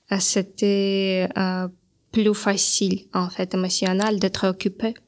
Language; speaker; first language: French; non-native, learner; Russian